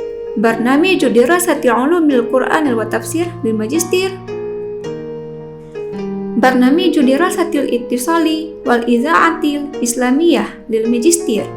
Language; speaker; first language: Arabic; non-native, fluent; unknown